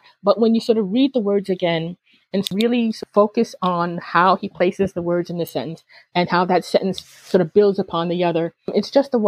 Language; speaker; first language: English; native; English